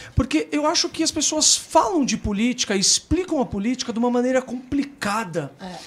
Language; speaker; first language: Portuguese; native; Portuguese